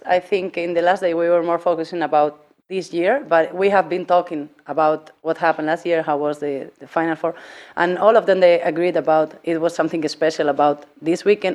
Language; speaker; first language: English; non-native, fluent; Spanish